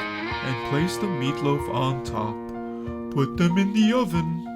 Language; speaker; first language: English; native; English